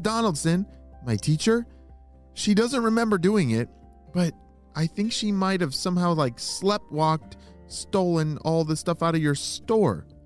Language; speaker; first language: English; native; English